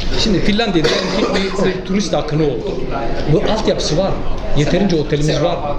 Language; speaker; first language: Turkish; native; Turkish